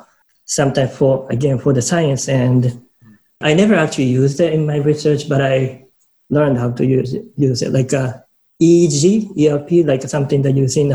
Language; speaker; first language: English; non-native, fluent; Japanese